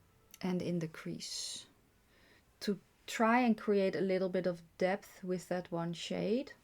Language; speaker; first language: English; non-native, fluent; Dutch